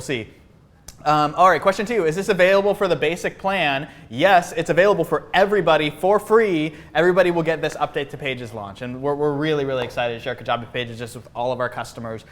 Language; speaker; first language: English; native; English